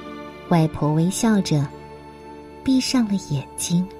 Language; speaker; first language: Chinese; native; Chinese